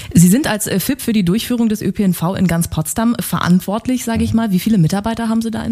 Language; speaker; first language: German; native; German